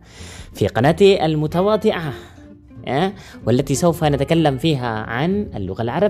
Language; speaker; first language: Arabic; non-native, fluent; Malay